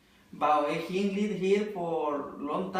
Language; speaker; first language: English; non-native, learner; Spanish